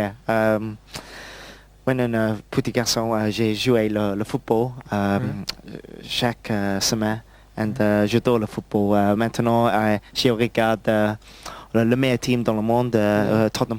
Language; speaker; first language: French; non-native, learner; English